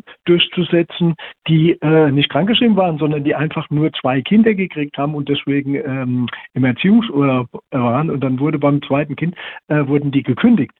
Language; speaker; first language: German; native; German